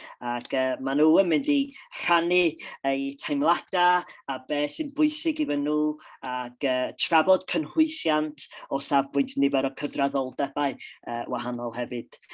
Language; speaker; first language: Welsh; non-native, local second language; English